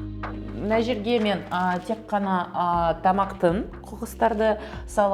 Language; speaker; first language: Kazakh; early bilingual, heritage; Kazakh